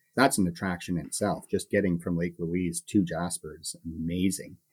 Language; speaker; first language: English; native; English